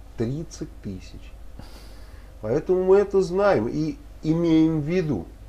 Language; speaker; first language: Russian; native; Russian